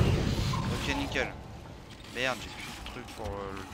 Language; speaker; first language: French; native; French